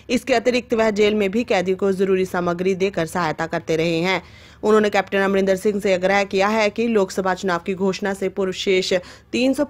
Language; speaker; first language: Hindi; non-native, local second language; Punjabi